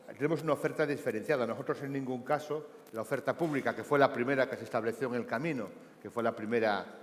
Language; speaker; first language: Spanish; non-native, local second language; Galician